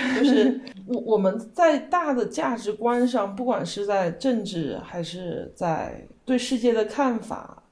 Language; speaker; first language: Chinese; native; Chinese